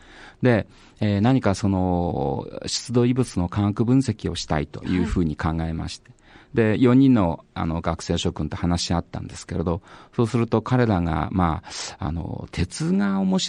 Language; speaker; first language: Japanese; native; Japanese